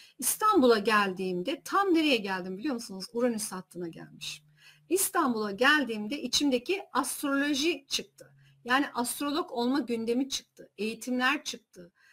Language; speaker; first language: Turkish; early bilingual, heritage; Turkish